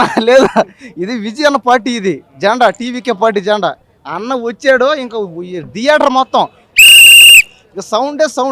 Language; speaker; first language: Telugu; native; Telugu